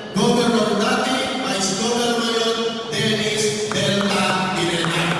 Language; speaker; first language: Filipino; non-native, local second language; Pampanga